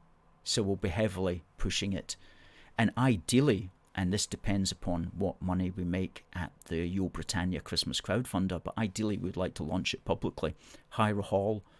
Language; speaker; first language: English; native; English